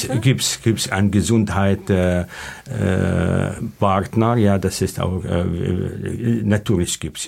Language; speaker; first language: German; non-native, learner; Arabic